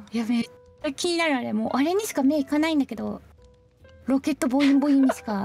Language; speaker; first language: Japanese; native; Japanese